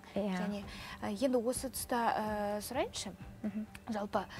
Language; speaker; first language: Kazakh; native; Kazakh